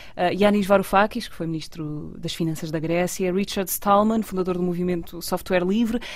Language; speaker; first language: Portuguese; native; Portuguese